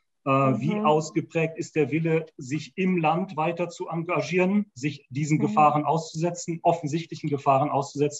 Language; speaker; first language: German; native; German